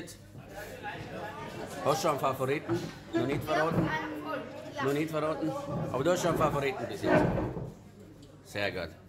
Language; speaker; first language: German; native; German